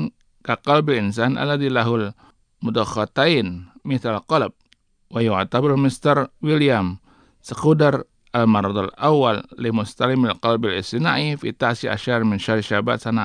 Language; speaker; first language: Arabic; non-native, fluent; Indonesian